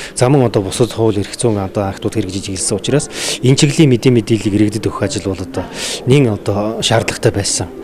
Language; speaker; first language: Mongolian; native; Mongolian